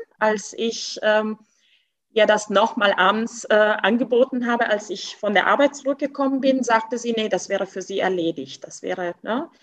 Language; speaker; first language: German; non-native, fluent; Italian